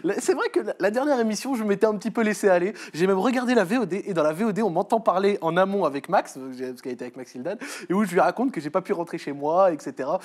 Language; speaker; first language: French; early bilingual, other home language; Arabic